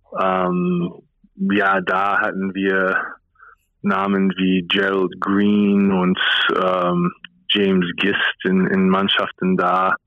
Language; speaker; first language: German; non-native, fluent; English